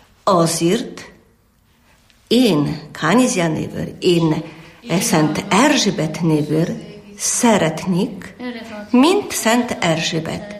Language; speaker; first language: Hungarian; non-native, learner; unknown